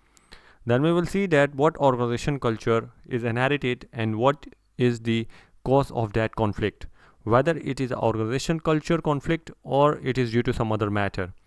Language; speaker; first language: English; non-native, local second language; Urdu